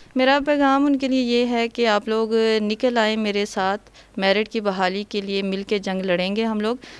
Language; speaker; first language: Urdu; non-native, local second language; Punjabi